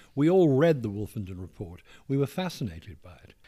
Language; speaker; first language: English; native; English